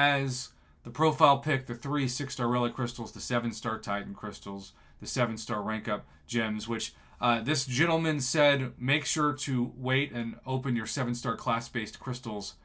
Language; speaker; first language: English; native; English